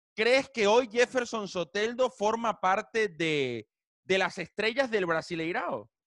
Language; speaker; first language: Spanish; native; Spanish